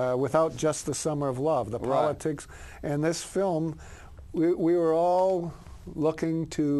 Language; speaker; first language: English; native; English